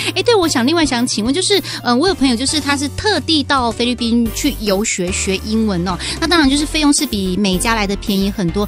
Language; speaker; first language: Chinese; native; Chinese